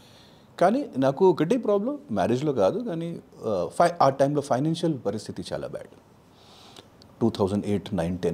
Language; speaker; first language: Telugu; non-native, fluent; Hindi